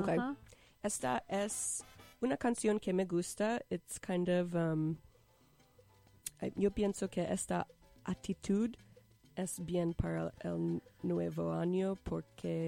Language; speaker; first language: Spanish; non-native, learner; English